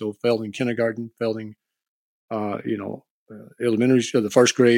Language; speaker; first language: English; native; English